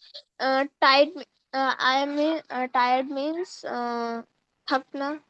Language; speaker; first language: English; non-native, learner; Hindi